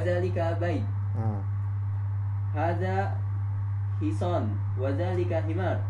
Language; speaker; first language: Arabic; non-native, learner; Indonesian